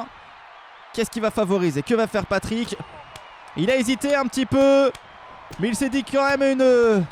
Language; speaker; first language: French; native; French